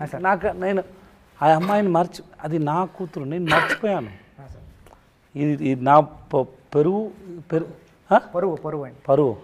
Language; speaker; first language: Telugu; non-native, learner; Tamil